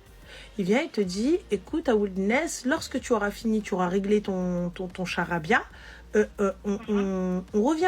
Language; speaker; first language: French; native; French